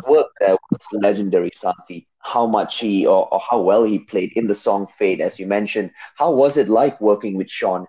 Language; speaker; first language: English; non-native, local second language; Tamil